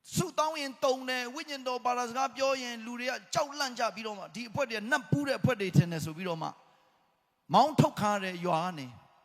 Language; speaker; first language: Burmese; non-native, local second language; Hakha Chin